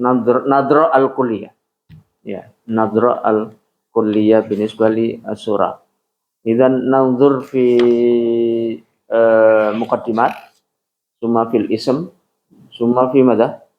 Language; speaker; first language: Arabic; non-native, fluent; Indonesian